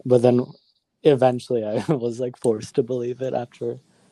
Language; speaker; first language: English; native; English